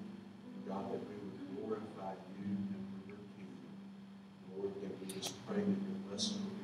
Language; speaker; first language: English; native; English